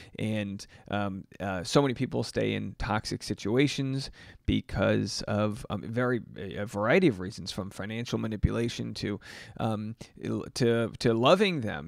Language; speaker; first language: English; native; English